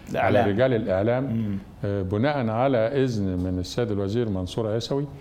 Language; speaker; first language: Arabic; native; Arabic